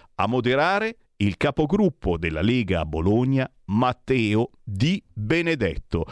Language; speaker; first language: Italian; native; Italian